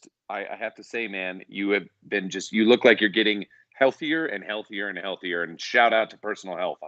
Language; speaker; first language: English; native; English